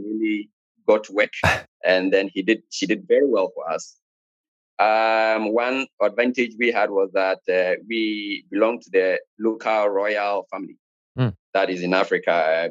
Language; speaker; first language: English; non-native, local second language; Akan